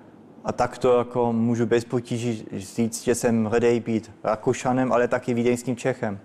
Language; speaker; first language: Czech; early bilingual, heritage; Czech